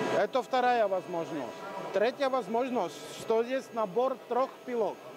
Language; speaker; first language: Russian; non-native, learner; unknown